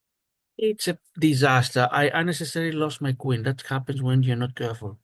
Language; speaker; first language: English; non-native, fluent; Greek